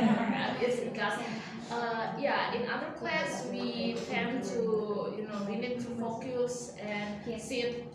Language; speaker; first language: English; non-native, learner; Indonesian